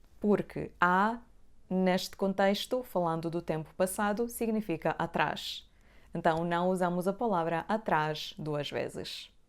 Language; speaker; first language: Portuguese; native; Portuguese